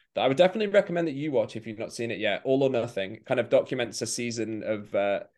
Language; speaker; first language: English; native; English